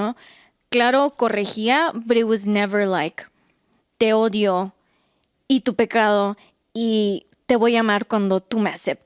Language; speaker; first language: Spanish; early bilingual, heritage; Spanish